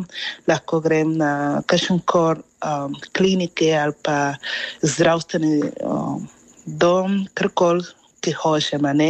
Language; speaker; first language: Slovenian; non-native, fluent; Spanish